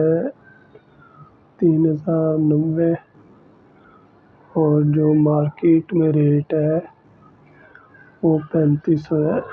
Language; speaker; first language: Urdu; non-native, local second language; Punjabi